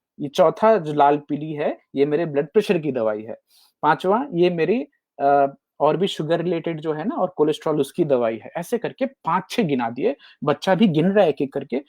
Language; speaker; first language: Hindi; native; Hindi